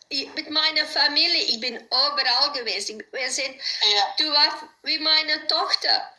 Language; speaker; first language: German; non-native, learner; Dutch